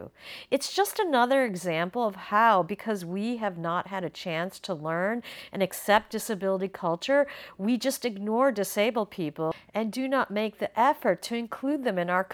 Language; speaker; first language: English; native; English